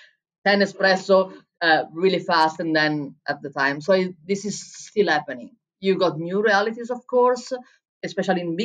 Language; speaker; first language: English; non-native, fluent; Italian